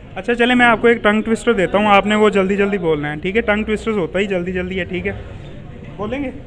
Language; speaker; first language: Urdu; non-native, local second language; Punjabi